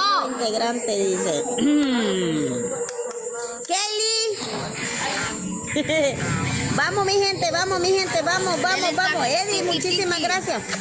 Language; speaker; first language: Spanish; native; Spanish